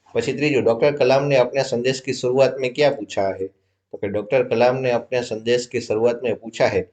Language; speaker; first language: Hindi; non-native, local second language; Gujarati